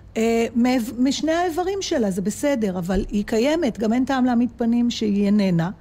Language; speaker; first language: Hebrew; native; Hebrew